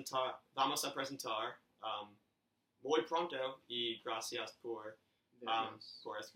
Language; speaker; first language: Spanish; non-native, learner; English